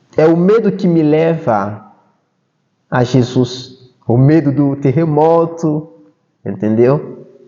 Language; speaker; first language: Portuguese; non-native, fluent; Haitian Creole